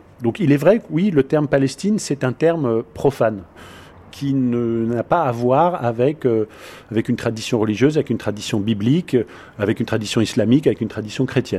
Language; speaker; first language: French; native; French